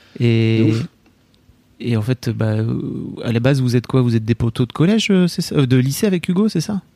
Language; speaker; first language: French; native; French